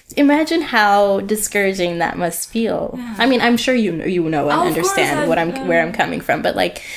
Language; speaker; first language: English; native; English